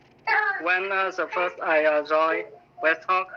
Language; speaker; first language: English; non-native, learner; Vietnamese